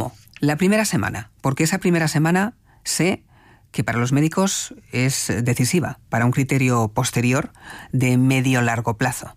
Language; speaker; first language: Spanish; native; Spanish